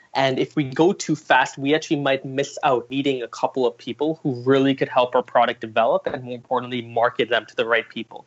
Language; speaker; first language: English; early bilingual, other home language; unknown